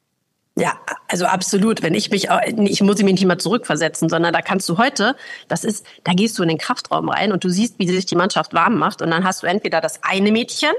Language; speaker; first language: German; native; German